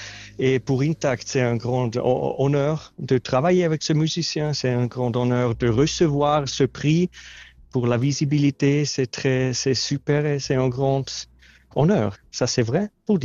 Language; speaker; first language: French; non-native, local second language; German